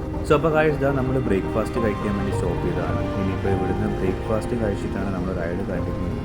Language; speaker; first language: Malayalam; native; Malayalam